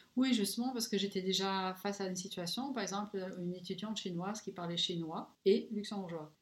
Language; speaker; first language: French; non-native, local second language; Luxembourgish